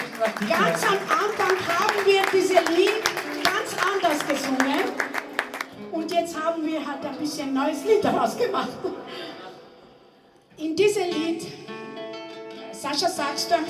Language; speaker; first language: German; non-native, local second language; Romany